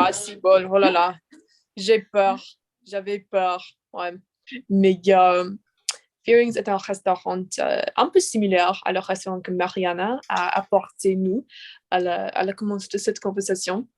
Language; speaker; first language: French; non-native, learner; English